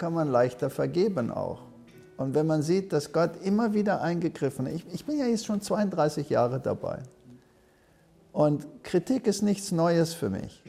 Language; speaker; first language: German; early bilingual, heritage; German